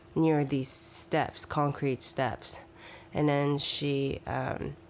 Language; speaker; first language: English; early bilingual, other home language; Chinese